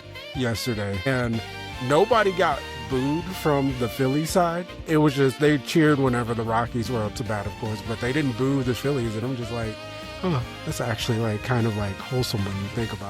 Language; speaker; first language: English; native; English